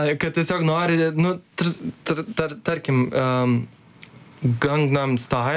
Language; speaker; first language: Lithuanian; native; Lithuanian